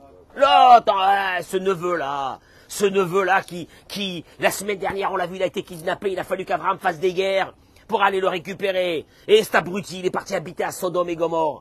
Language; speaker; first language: French; native; French